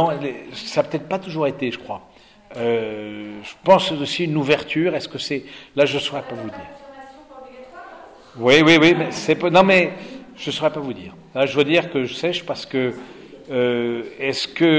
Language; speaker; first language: French; native; French